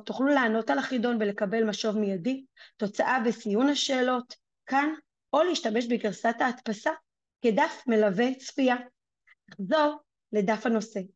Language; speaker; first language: Hebrew; native; Hebrew